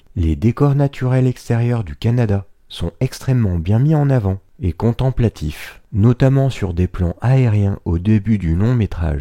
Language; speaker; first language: French; native; French